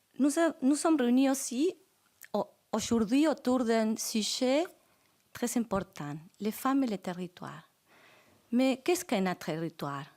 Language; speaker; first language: French; non-native, fluent; Spanish